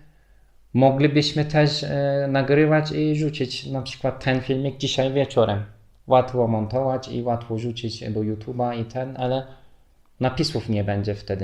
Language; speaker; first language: Polish; non-native, fluent; Turkish